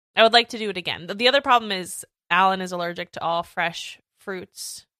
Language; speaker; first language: English; native; English